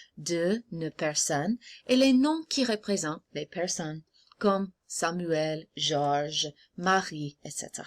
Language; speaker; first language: French; non-native, fluent; English